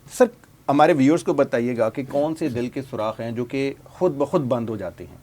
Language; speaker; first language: Urdu; native; Urdu